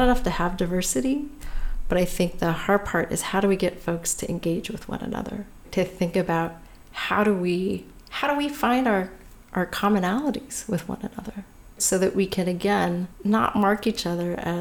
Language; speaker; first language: English; native; English